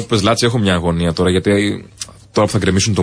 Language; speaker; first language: Greek; native; Greek